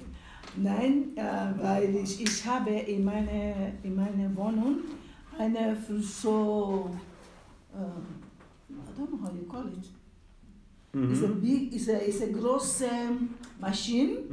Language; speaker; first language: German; non-native, learner; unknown